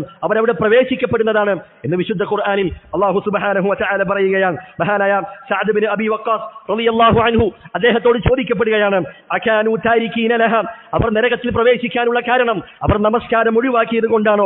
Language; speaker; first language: Malayalam; native; Malayalam